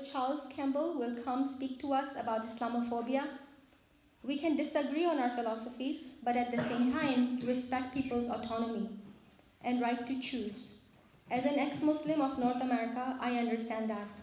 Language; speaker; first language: English; non-native, local second language; Urdu